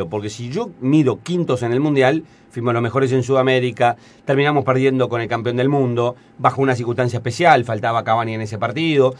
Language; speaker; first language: Spanish; native; Spanish